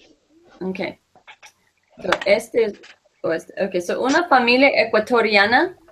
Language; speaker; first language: Spanish; non-native, fluent; English